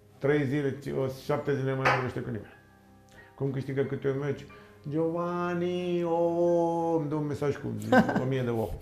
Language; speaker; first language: Romanian; native; Romanian